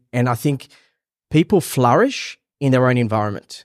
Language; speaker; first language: English; early bilingual, other home language; Hebrew